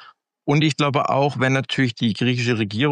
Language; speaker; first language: German; native; German